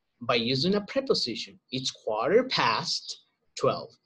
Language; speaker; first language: English; non-native, learner; Spanish